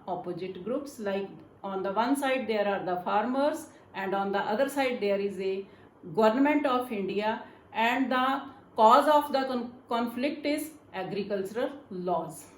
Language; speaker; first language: English; non-native, local second language; Punjabi